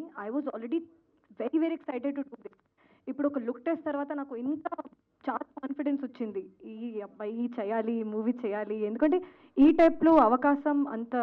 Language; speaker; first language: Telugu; non-native, fluent; Hindi